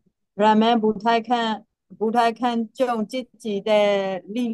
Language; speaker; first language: Chinese; non-native, learner; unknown